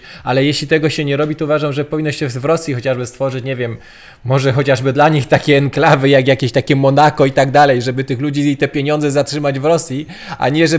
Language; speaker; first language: Polish; native; Polish